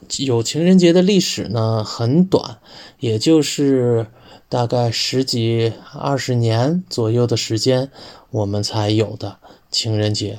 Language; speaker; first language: Chinese; native; Chinese